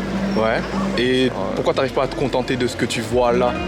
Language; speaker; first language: French; native; French